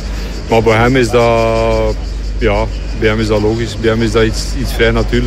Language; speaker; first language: Dutch; native; Dutch